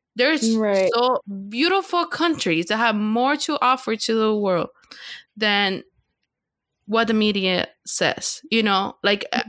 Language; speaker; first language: English; non-native, fluent; Spanish